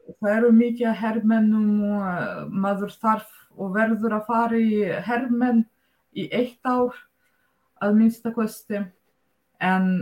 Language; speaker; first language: Icelandic; non-native, fluent; Russian